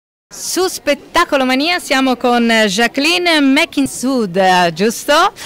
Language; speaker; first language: Italian; native; Italian